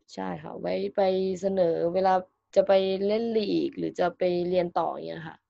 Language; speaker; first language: Thai; native; Thai